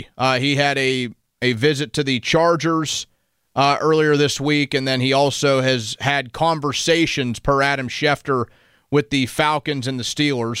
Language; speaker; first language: English; native; English